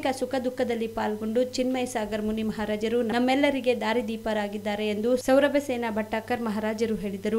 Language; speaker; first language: Kannada; native; Kannada